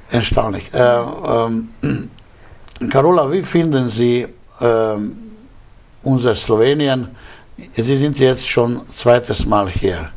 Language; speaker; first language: German; non-native, learner; Slovenian